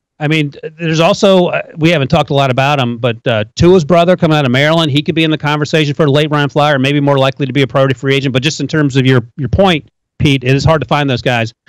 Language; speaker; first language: English; native; English